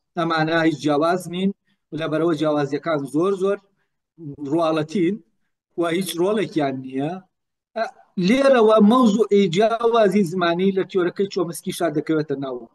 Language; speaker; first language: Central Kurdish; non-native, local second language; Gurani